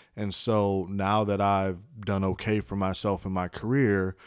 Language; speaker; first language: English; native; English